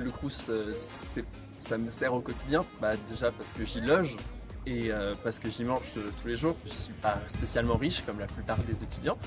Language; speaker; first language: French; native; French